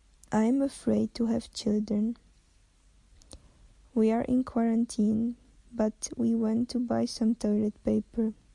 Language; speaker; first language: English; non-native, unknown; Czech